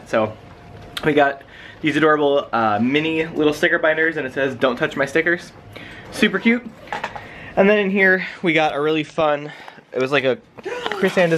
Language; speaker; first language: English; native; English